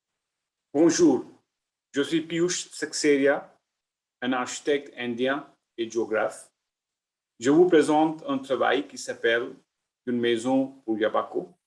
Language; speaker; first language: French; non-native, learner; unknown